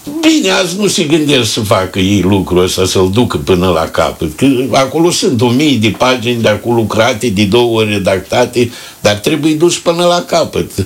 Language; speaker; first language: Romanian; native; Romanian